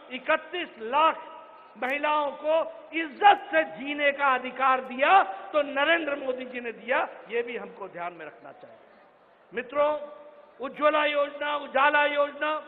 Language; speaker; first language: Hindi; native; Hindi